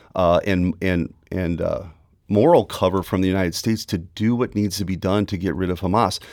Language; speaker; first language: English; early bilingual, other home language; German